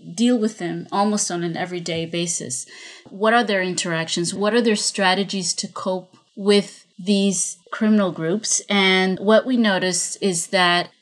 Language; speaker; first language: English; non-native, fluent; Spanish